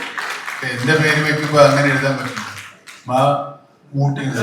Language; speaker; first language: Malayalam; native; Malayalam